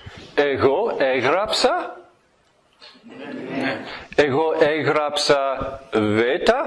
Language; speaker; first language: Greek; non-native, fluent; English